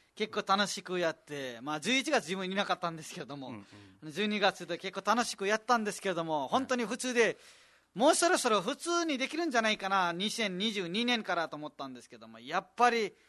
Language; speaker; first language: Japanese; non-native, fluent; Nepali